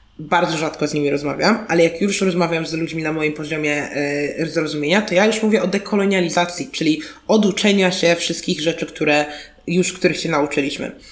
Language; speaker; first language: Polish; native; Polish